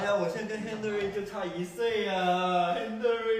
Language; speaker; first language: Chinese; native; Chinese